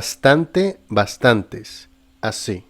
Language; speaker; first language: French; non-native, fluent; Spanish